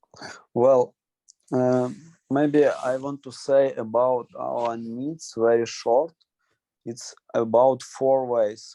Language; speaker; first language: English; non-native, learner; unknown